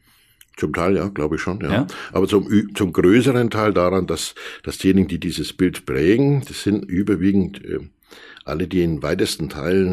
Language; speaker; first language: German; native; German